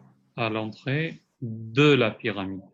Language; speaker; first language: French; non-native, fluent; Albanian